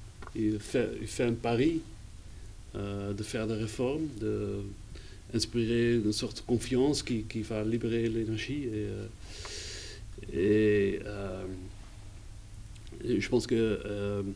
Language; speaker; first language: French; non-native, fluent; Dutch